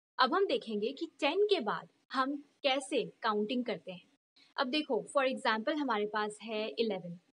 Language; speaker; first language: Hindi; native; Hindi